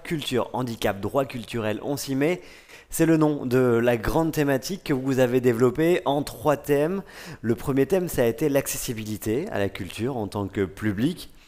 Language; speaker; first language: French; native; French